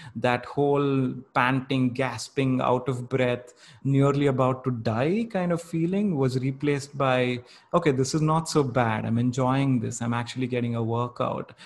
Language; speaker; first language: English; non-native, local second language; Kannada